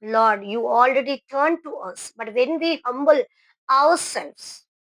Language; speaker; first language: English; non-native, local second language; Telugu